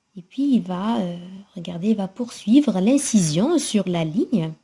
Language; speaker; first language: French; non-native, local second language; Arabic